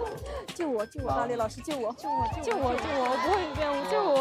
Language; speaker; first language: Chinese; native; Chinese